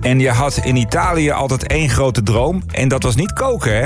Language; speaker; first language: Dutch; native; Dutch